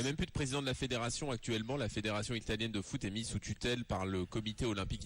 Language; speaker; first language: French; native; French